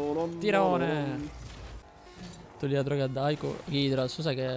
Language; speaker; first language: Italian; native; Italian